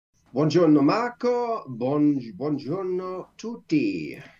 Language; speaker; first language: Italian; non-native, learner; English